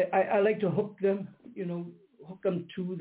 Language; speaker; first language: English; native; English